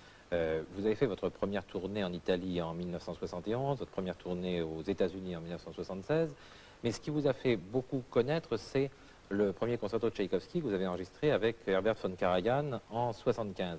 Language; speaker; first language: French; native; French